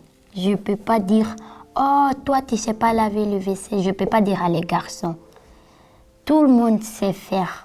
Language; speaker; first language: French; non-native, learner; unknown